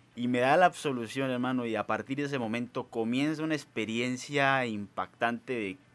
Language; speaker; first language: Spanish; native; Spanish